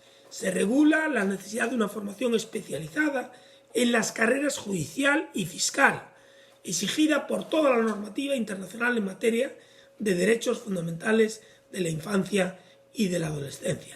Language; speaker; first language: Spanish; native; Spanish